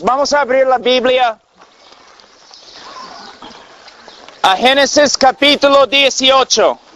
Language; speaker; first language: Spanish; non-native, fluent; English